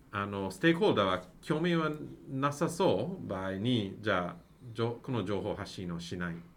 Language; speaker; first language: Japanese; non-native, fluent; English